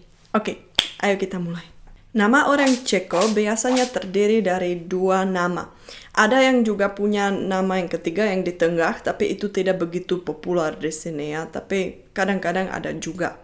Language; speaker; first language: Indonesian; non-native, fluent; Czech